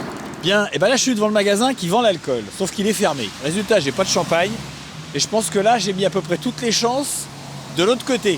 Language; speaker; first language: French; native; French